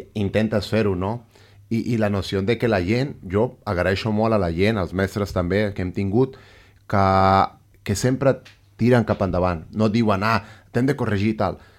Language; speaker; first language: Catalan; non-native, fluent; Spanish